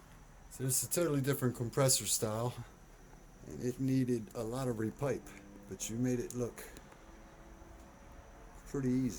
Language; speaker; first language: English; native; English